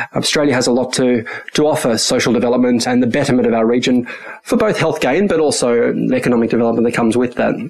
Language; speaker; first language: English; early bilingual, other home language; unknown